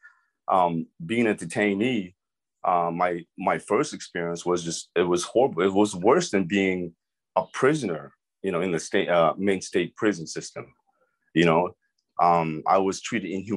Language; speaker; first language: English; early bilingual, other home language; Khmer